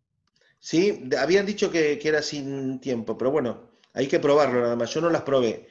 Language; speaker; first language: Spanish; native; Spanish